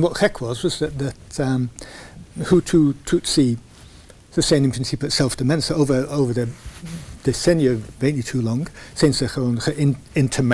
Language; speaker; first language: Dutch; non-native, fluent; English